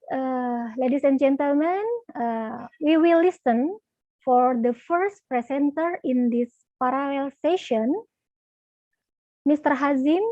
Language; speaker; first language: English; non-native, learner; Indonesian